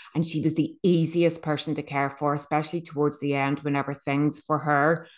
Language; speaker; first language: English; native; English